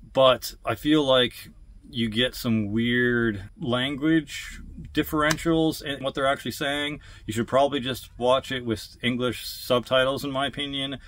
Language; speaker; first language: English; native; English